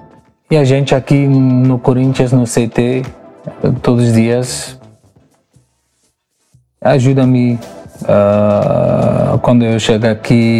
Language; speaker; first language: Portuguese; non-native, learner; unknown